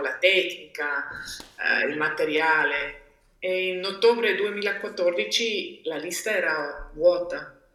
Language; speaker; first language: Italian; non-native, local second language; German